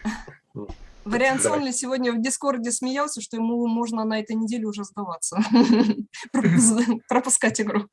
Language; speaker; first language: Russian; native; Russian